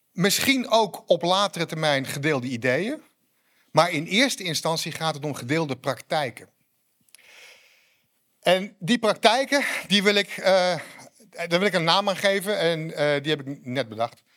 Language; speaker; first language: Dutch; native; Dutch